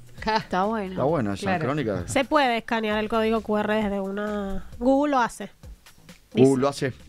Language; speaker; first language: Spanish; native; Spanish